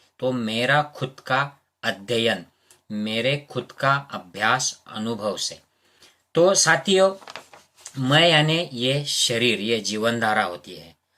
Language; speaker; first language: Hindi; non-native, local second language; Marathi